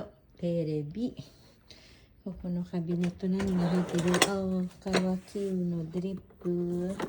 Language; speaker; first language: Japanese; non-native, learner; Filipino